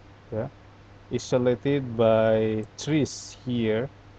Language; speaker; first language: English; non-native, fluent; Indonesian